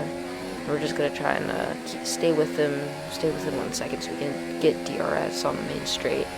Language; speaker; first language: English; native; English